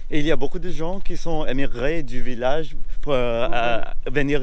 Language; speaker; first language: French; non-native, fluent; English